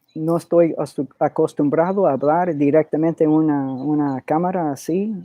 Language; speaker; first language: Spanish; early bilingual, other home language; English